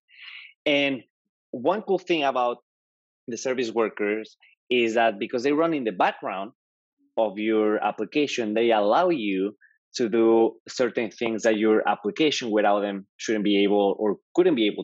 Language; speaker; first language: English; non-native, fluent; Spanish